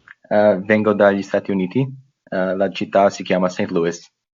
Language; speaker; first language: Italian; non-native, fluent; English